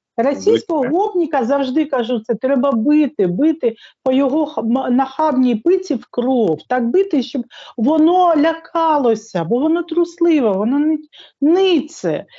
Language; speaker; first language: Ukrainian; native; Ukrainian